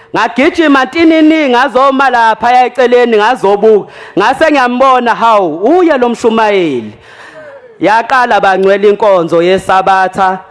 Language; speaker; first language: Zulu; native; Zulu